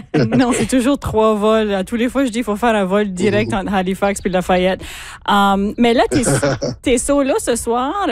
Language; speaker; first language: French; native; French